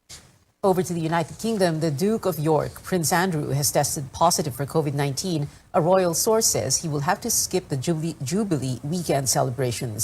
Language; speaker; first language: English; non-native, local second language; Filipino